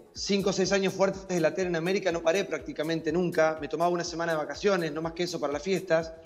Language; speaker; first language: Spanish; native; Spanish